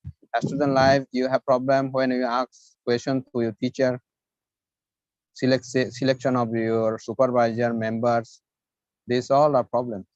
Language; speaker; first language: English; non-native, fluent; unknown